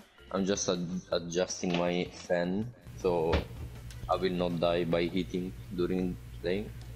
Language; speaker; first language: English; non-native, fluent; Italian